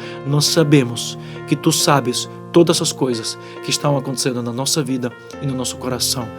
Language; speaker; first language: Portuguese; non-native, fluent; Ukrainian